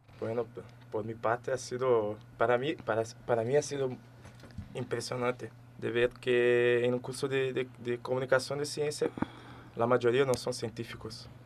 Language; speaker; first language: Spanish; non-native, fluent; Portuguese